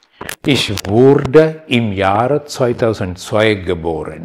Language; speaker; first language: German; non-native, fluent; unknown